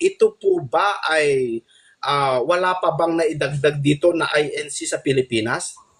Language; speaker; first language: Filipino; non-native, local second language; Iloko